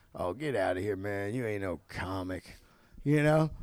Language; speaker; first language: English; native; English